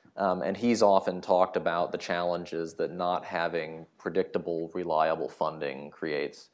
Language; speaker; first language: English; native; English